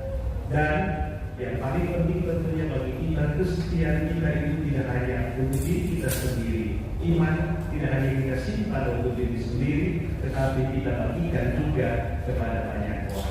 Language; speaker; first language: Indonesian; native; Indonesian